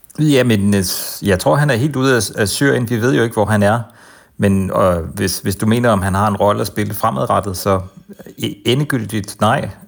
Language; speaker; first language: Danish; native; Danish